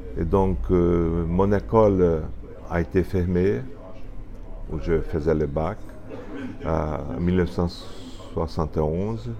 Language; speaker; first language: French; non-native, fluent; Portuguese